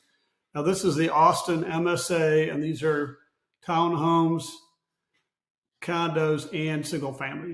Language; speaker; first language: English; native; English